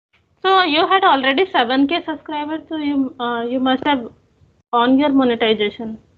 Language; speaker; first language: English; non-native, local second language; Hindi